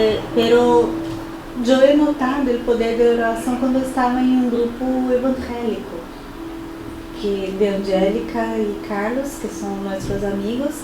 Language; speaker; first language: Spanish; non-native, fluent; Portuguese